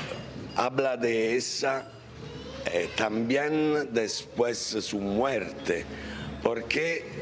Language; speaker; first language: Spanish; non-native, learner; Italian